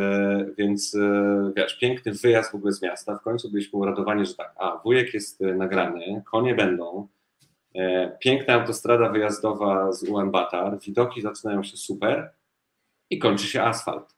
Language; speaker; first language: Polish; native; Polish